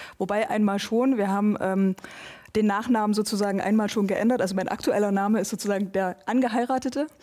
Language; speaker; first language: German; native; German